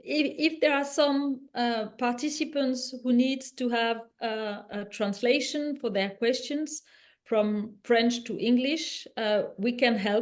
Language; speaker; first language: English; non-native, fluent; French